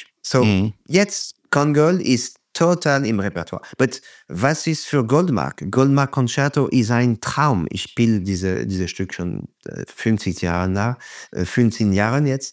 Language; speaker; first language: German; non-native, fluent; French